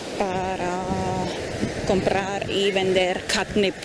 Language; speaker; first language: Spanish; non-native, fluent; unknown